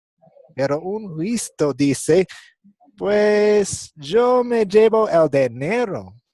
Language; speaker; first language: Spanish; non-native, fluent; English